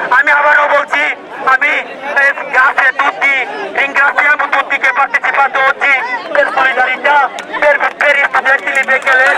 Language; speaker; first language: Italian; non-native, learner; Bangla